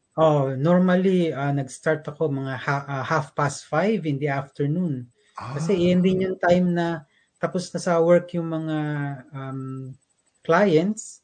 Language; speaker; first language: Filipino; native; Filipino